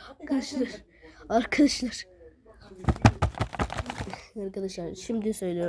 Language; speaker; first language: Turkish; early bilingual, other home language; Arabic